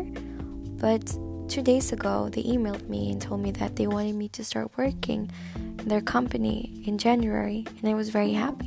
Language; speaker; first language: English; non-native, fluent; Swedish